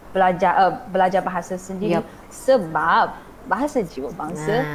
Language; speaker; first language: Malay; non-native, fluent; Chinese